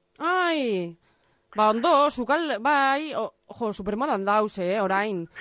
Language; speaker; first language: Basque; native; Basque